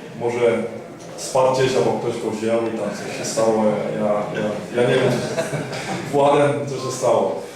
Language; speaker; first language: Polish; early bilingual, heritage; Polish